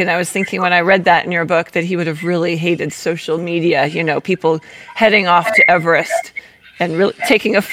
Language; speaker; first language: English; native; English